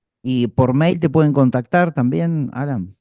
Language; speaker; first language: Spanish; native; Spanish